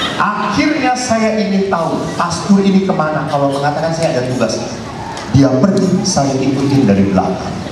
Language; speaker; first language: Indonesian; non-native, local second language; Javanese